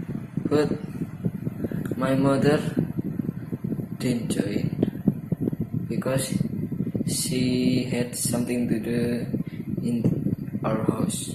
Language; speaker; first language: English; non-native, learner; Indonesian